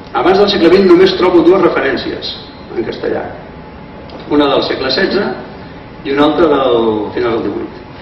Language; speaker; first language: Catalan; native; Catalan